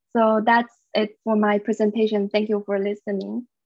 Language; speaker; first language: English; non-native, fluent; Chinese